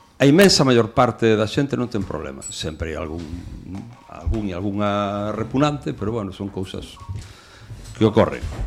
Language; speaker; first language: Galician; non-native, local second language; Spanish